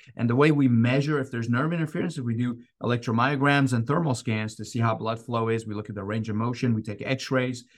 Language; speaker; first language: English; non-native, fluent; Persian